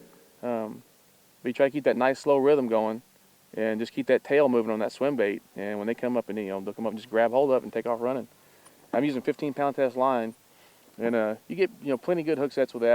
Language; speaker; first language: English; native; English